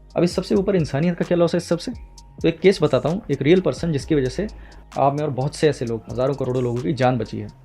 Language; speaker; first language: Hindi; native; Hindi